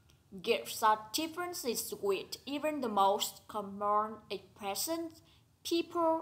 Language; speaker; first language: English; non-native, fluent; Vietnamese